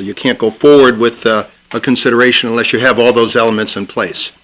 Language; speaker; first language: English; native; English